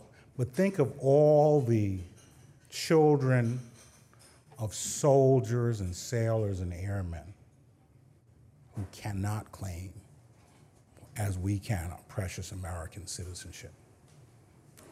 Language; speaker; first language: English; native; English